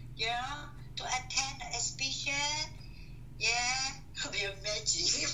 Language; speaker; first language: English; non-native, learner; Chinese